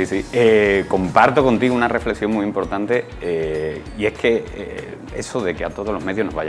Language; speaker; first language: Spanish; native; Spanish